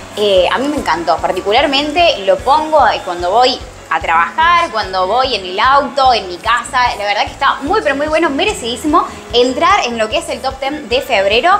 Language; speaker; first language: Spanish; native; Spanish